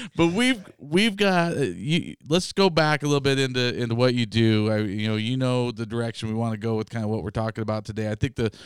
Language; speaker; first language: English; native; English